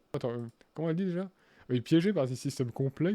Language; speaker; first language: French; native; French